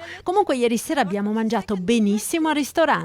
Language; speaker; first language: Italian; non-native, fluent; German